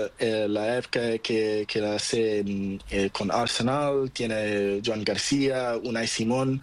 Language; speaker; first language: Spanish; non-native, learner; Portuguese